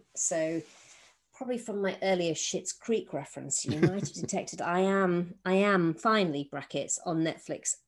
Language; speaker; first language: English; native; English